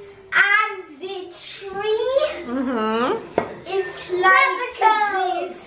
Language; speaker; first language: English; early bilingual, heritage; English